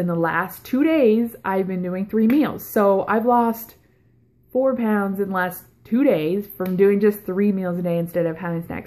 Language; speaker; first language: English; native; English